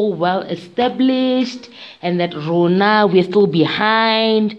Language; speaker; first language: English; non-native, local second language; Tswana